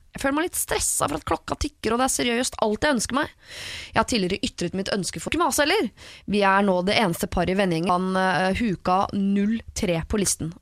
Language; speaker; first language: Norwegian; native; Norwegian